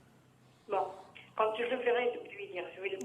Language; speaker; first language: French; native; French